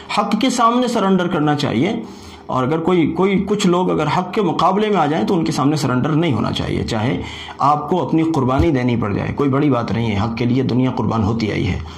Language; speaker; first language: Urdu; native; Urdu